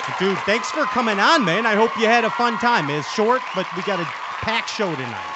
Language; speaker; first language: English; native; English